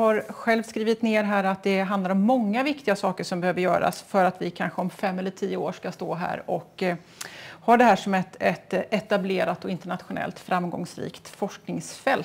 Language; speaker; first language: Swedish; native; Swedish